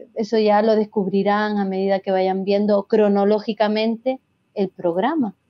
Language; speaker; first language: Spanish; native; Spanish